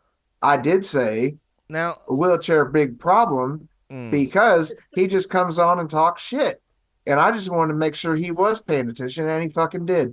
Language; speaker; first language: English; native; English